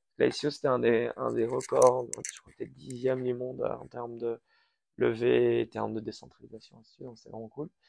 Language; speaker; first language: French; early bilingual, other home language; Persian